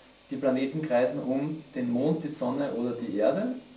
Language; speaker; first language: German; native; German